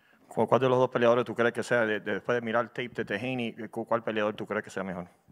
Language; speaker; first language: Spanish; native; Spanish